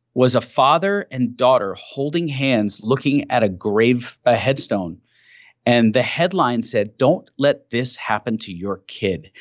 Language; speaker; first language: English; native; English